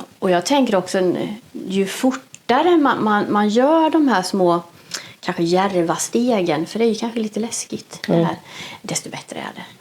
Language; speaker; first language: Swedish; native; Swedish